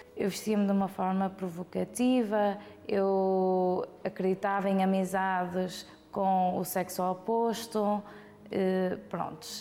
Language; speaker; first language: Portuguese; early bilingual, heritage; Portuguese